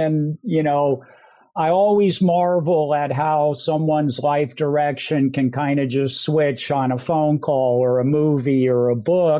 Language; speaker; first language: English; native; English